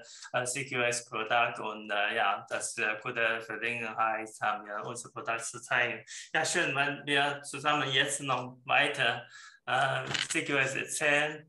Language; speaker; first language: German; non-native, learner; Chinese